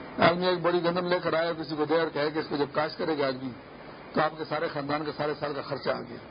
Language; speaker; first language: Urdu; non-native, local second language; Pashto